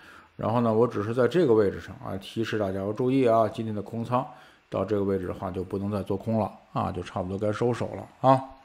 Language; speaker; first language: Chinese; native; Chinese